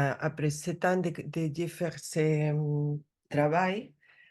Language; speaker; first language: French; non-native, learner; Spanish